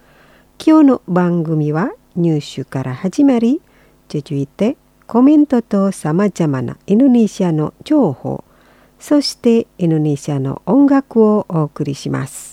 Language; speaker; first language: Japanese; non-native, fluent; Indonesian